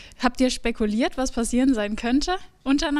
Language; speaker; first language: German; native; German